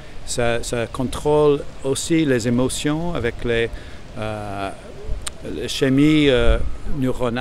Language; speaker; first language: French; non-native, fluent; English